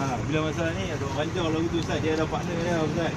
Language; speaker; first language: Malay; native; Malay